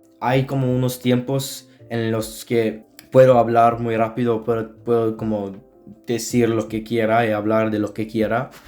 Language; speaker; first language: Spanish; non-native, learner; Azerbaijani